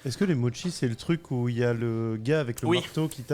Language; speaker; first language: French; native; French